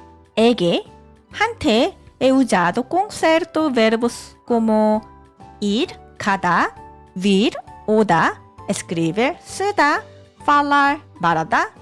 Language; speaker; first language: Portuguese; non-native, learner; Korean